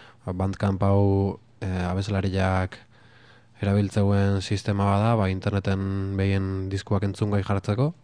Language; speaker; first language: Basque; native; Basque